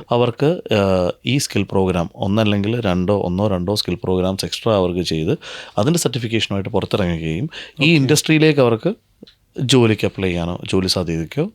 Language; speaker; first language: Malayalam; native; Malayalam